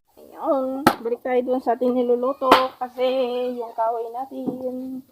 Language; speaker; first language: Filipino; non-native, local second language; Hiligaynon